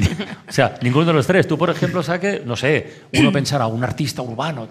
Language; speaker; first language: Spanish; native; Spanish